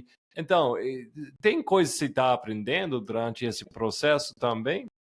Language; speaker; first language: Portuguese; non-native, fluent; English